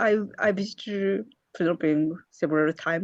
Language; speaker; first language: English; non-native, learner; Japanese